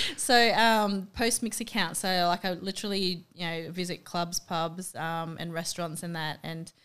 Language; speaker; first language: English; native; English